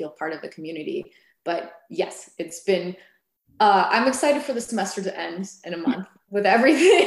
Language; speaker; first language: English; native; English